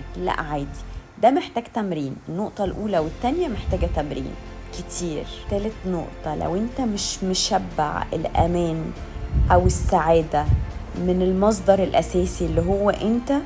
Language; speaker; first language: Arabic; native; Arabic